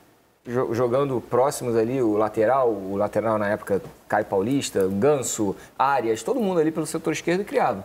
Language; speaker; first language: Portuguese; native; Portuguese